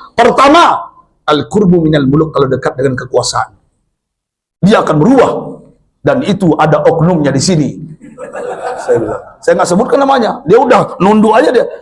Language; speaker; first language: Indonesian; non-native, local second language; Minangkabau